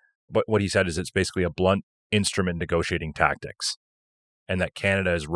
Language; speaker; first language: English; native; English